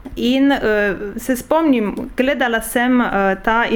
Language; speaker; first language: Slovenian; non-native, fluent; Polish